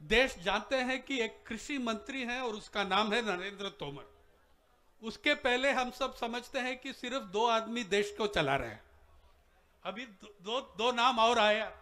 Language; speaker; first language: Hindi; non-native, local second language; Telugu